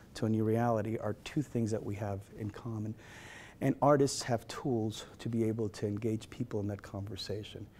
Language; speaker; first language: English; native; English